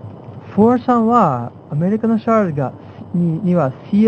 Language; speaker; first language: Japanese; non-native, fluent; English